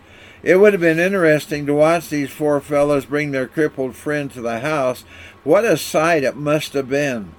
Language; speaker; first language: English; native; English